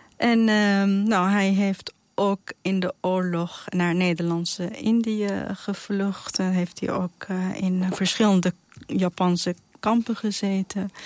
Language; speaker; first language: Dutch; non-native, fluent; Persian